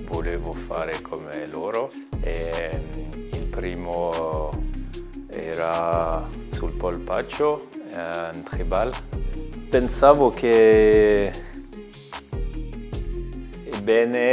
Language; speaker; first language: Italian; non-native, learner; French